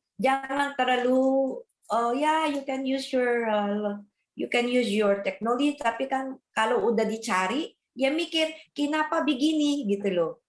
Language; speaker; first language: Indonesian; non-native, fluent; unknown